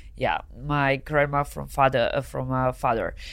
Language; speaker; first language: English; non-native, fluent; Serbian